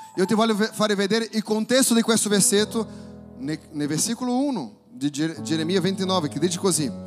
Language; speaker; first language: Italian; non-native, fluent; Portuguese